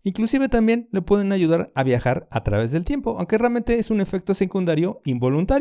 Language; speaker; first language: Spanish; native; Spanish